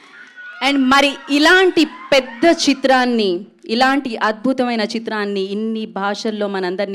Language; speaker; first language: Telugu; native; Telugu